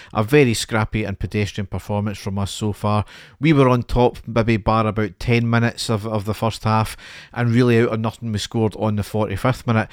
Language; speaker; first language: English; native; English